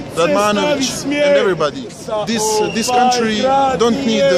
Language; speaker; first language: English; non-native, learner; Bosnian